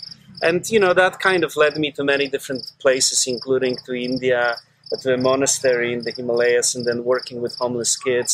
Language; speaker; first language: English; non-native, fluent; Polish